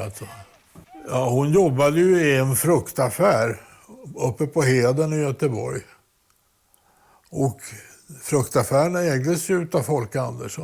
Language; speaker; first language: Swedish; native; Swedish